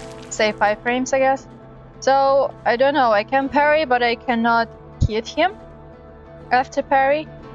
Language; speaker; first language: English; non-native, fluent; Russian